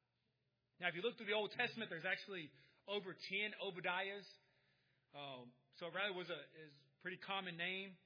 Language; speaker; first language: English; native; English